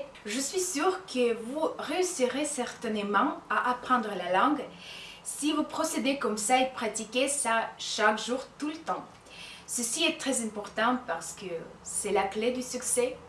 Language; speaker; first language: French; non-native, fluent; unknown